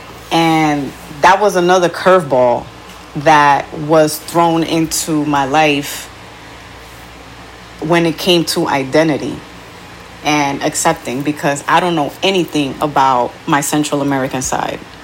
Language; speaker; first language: English; early bilingual, other home language; Spanish